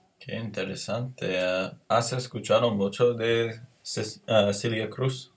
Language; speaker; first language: Spanish; non-native, learner; English